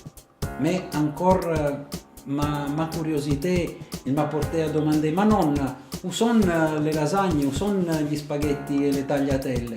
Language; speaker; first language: French; non-native, fluent; Italian